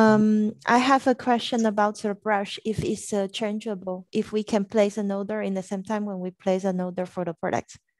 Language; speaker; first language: English; non-native, fluent; French